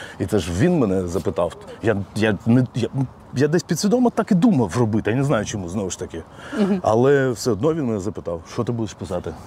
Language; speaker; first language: Ukrainian; non-native, local second language; Russian